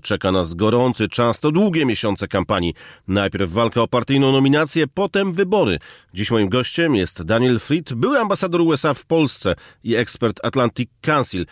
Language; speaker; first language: Polish; native; Polish